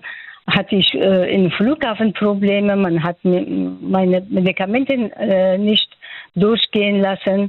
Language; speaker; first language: German; non-native, local second language; Persian